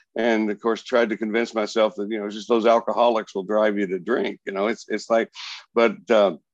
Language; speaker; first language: English; native; English